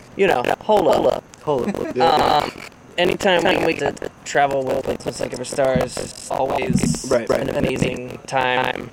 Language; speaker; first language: English; native; English